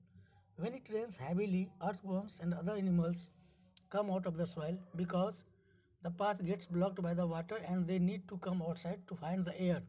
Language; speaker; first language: English; non-native, local second language; Hindi